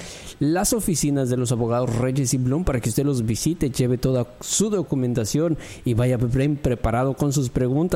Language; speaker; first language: Spanish; native; Spanish